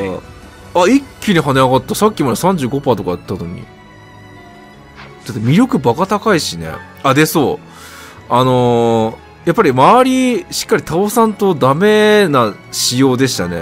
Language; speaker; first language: Japanese; native; Japanese